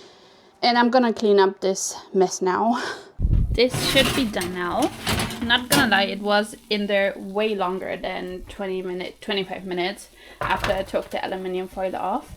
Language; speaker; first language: English; non-native, fluent; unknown